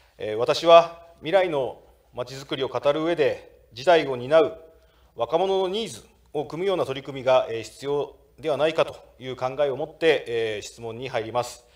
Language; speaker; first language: Japanese; native; Japanese